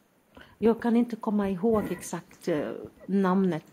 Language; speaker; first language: Swedish; non-native, fluent; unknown